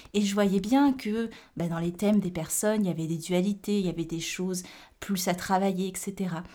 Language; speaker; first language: French; native; French